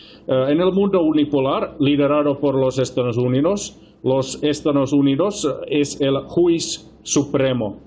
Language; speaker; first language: Spanish; non-native, fluent; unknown